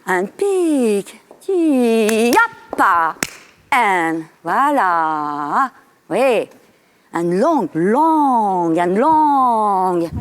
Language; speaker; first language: English; non-native, fluent; French